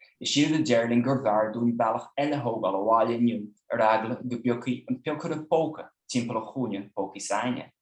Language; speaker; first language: Irish; non-native, fluent; Dutch